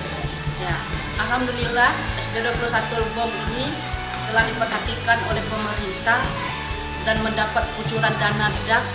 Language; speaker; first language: Indonesian; native; Indonesian